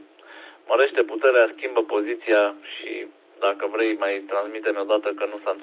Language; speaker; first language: Romanian; native; Romanian